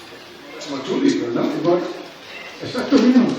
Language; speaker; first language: Spanish; non-native, fluent; English